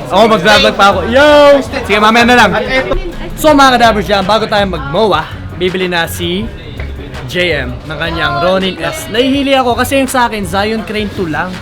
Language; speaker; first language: Filipino; native; Filipino